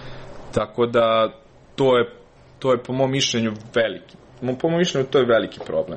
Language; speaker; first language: Serbian; native; Serbian